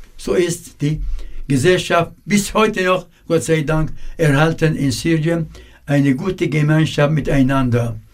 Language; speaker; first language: German; non-native, fluent; Arabic